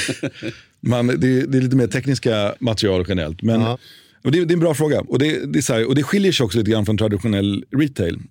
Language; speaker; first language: Swedish; native; Swedish